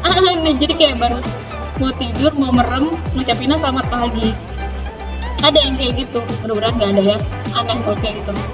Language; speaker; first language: Indonesian; native; Indonesian